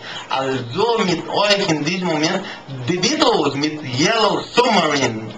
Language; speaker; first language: German; non-native, learner; Portuguese